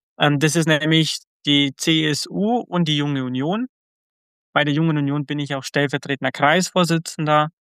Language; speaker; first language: German; early bilingual, other home language; Croatian